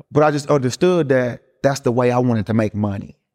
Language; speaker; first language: English; early bilingual, other home language; Spanish